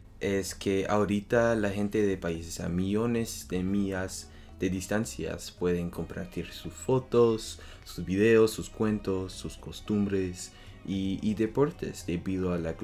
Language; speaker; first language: Spanish; non-native, learner; French